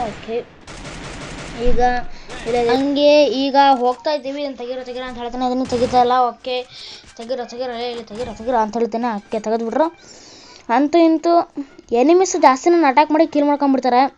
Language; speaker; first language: Kannada; native; Kannada